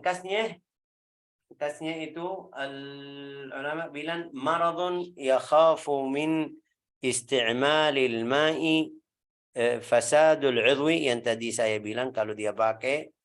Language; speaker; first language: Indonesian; non-native, fluent; Arabic